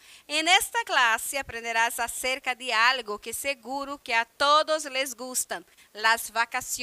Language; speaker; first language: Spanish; non-native, fluent; Portuguese